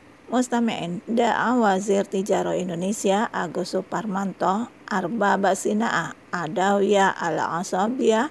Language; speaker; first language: Arabic; non-native, fluent; Indonesian